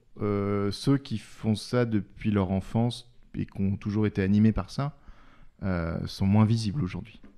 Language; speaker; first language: French; native; French